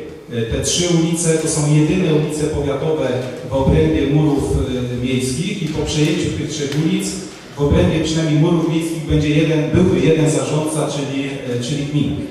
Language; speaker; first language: Polish; native; Polish